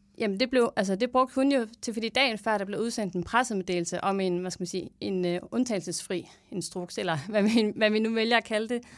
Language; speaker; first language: Danish; native; Danish